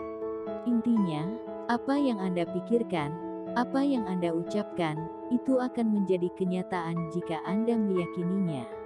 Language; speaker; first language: Indonesian; native; Indonesian